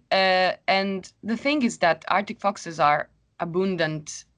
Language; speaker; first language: English; non-native, fluent; Italian